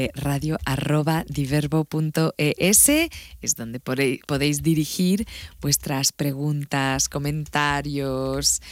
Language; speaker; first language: Spanish; native; Spanish